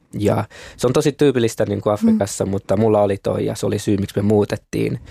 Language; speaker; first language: Finnish; early bilingual, other home language; Kinyarwanda